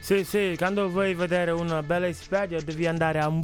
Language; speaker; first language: Italian; non-native, learner; Wolof